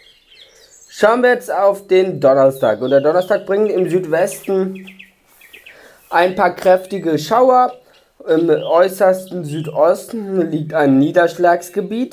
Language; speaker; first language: German; native; German